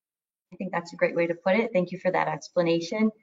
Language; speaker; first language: English; native; English